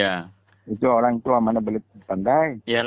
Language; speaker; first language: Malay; non-native, local second language; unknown